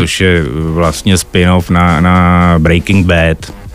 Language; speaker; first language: Czech; native; Czech